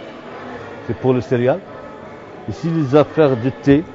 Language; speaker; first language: French; non-native, local second language; Arabic